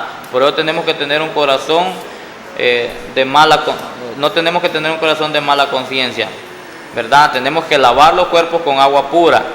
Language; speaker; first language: Spanish; native; Spanish